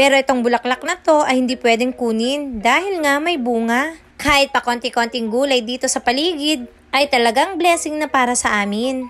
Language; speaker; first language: Filipino; non-native, local second language; Iloko